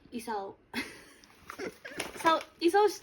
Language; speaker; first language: Japanese; non-native, learner; English